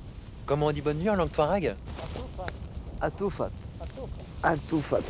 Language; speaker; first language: French; native; French